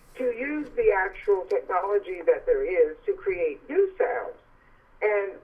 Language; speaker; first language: English; native; English